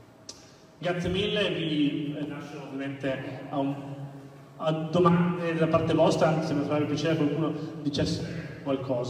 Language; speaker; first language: Italian; native; Italian